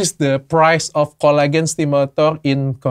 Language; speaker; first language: English; non-native, learner; Indonesian